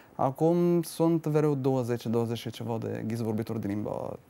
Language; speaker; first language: Romanian; non-native, fluent; Arabic